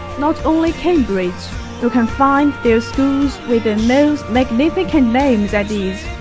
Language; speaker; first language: English; non-native, learner; Chinese